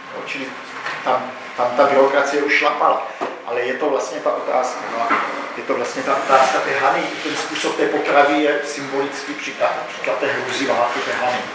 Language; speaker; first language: Czech; native; Czech